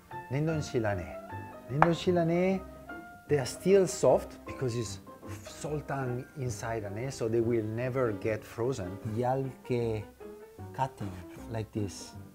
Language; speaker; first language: English; non-native, fluent; Italian